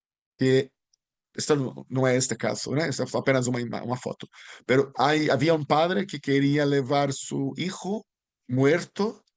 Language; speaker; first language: Spanish; non-native, learner; Portuguese